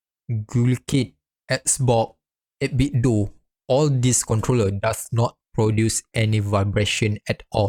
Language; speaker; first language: English; non-native, fluent; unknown